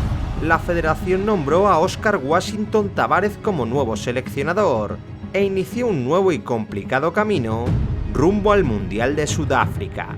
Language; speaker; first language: Spanish; native; Spanish